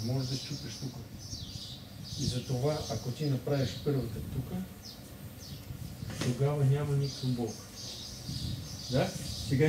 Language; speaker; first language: Bulgarian; non-native, learner; Russian